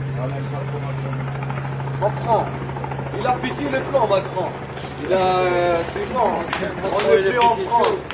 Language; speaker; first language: French; non-native, learner; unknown